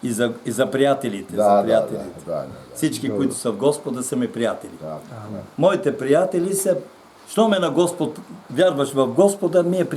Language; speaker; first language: Bulgarian; native; Bulgarian